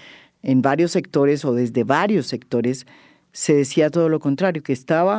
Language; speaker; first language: Spanish; native; Spanish